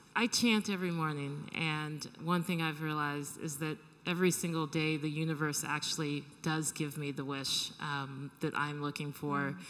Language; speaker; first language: English; native; English